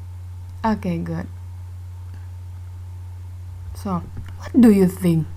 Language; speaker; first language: English; non-native, learner; Indonesian